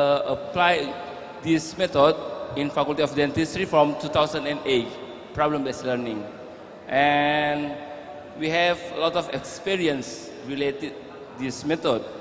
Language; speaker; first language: English; non-native, learner; Indonesian